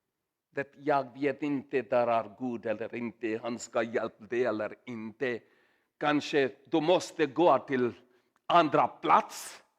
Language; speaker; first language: Swedish; non-native, learner; Urdu